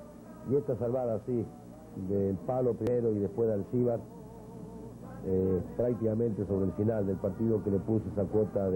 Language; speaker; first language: Spanish; native; Spanish